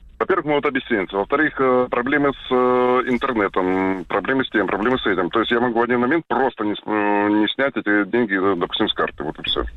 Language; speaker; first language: Russian; native; Russian